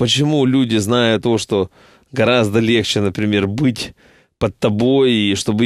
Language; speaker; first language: Russian; native; Russian